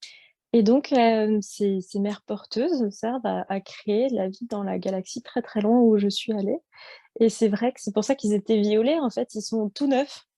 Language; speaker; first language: French; native; French